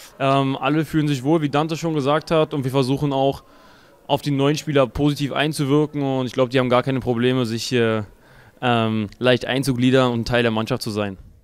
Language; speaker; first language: German; native; German